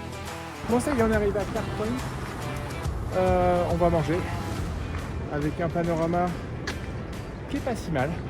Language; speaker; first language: French; native; French